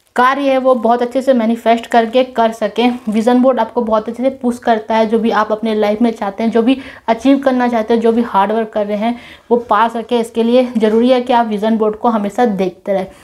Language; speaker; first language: Hindi; non-native, local second language; Nepali